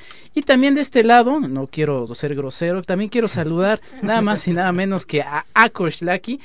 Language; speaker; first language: Spanish; native; Spanish